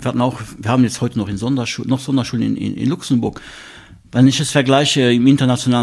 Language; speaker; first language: German; non-native, local second language; Luxembourgish